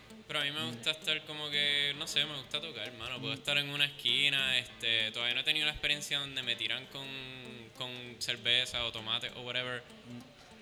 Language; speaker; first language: Spanish; early bilingual, heritage; Spanish